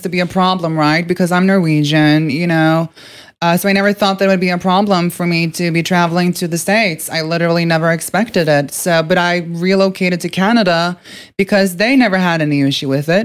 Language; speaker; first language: English; non-native, fluent; Norwegian